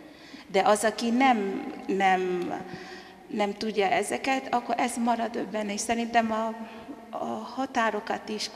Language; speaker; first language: Hungarian; non-native, fluent; Tongan